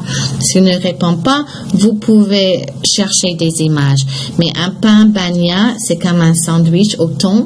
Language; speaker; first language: French; non-native, fluent; English